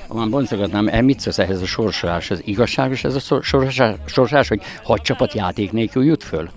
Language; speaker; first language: Hungarian; native; Hungarian